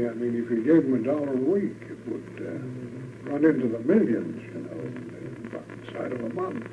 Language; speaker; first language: English; native; English